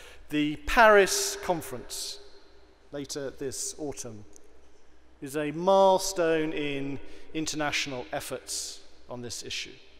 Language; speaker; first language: English; native; English